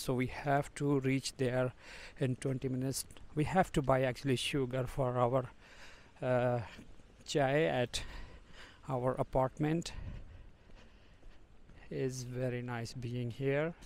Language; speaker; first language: English; non-native, fluent; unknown